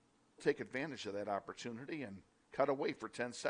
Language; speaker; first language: English; native; English